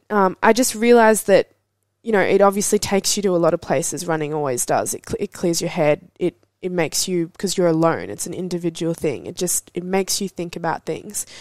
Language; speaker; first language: English; native; English